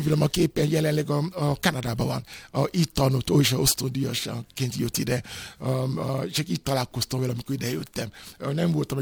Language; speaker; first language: Hungarian; non-native, fluent; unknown